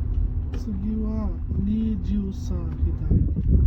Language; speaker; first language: Japanese; non-native, learner; Mongolian